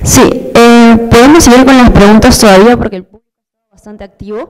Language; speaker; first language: Spanish; native; Spanish